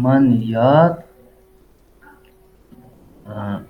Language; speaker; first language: Persian; non-native, learner; Urdu